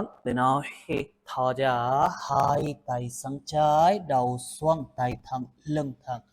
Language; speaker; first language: Vietnamese; non-native, learner; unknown